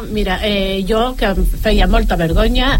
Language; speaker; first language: Catalan; non-native, local second language; Spanish